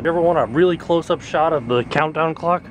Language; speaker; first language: English; native; English